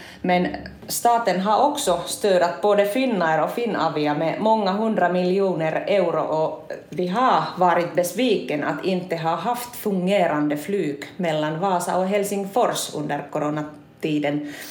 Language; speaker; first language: Swedish; non-native, local second language; Finnish